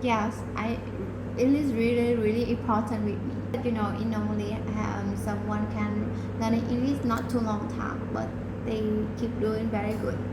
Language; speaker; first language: English; non-native, learner; Vietnamese